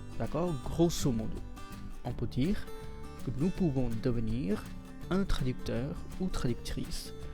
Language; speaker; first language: French; non-native, fluent; Marathi